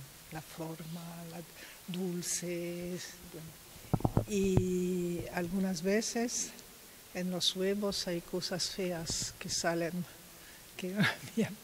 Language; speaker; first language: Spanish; non-native, learner; French